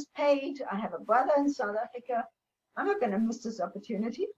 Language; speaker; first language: English; non-native, local second language; German